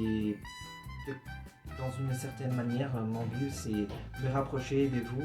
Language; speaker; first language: French; non-native, learner; Portuguese